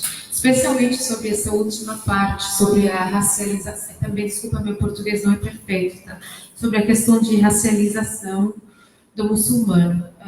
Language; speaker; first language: Portuguese; non-native, fluent; Arabic